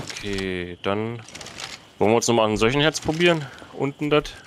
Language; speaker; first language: German; native; German